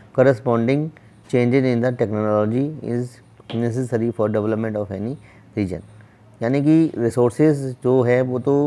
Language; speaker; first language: Hindi; native; Hindi